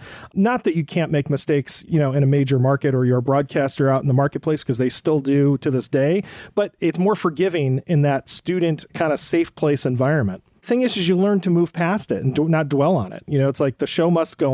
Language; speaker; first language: English; native; English